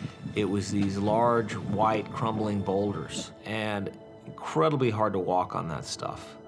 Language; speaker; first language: English; native; English